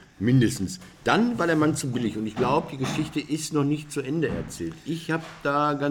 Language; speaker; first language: German; native; German